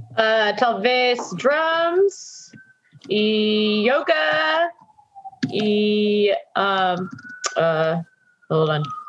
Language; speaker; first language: Spanish; non-native, learner; English